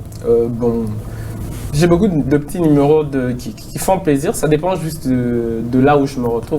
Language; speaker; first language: French; non-native, local second language; Swahili